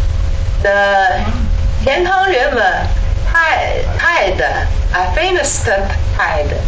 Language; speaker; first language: English; non-native, learner; Chinese